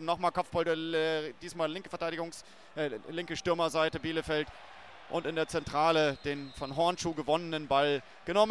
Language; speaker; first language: German; native; German